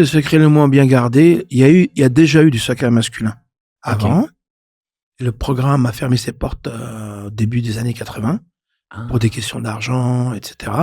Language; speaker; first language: French; non-native, local second language; Arabic